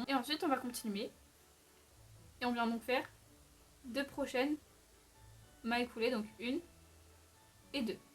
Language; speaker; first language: French; native; French